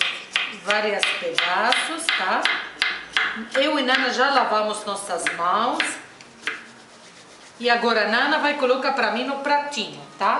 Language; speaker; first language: Portuguese; non-native, fluent; Arabic